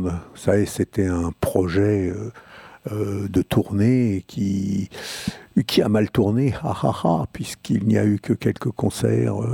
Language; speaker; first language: French; native; French